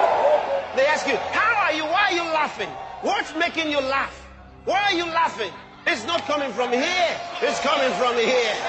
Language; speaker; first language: English; non-native, local second language; Yoruba